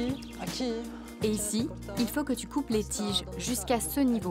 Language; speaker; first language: French; native; French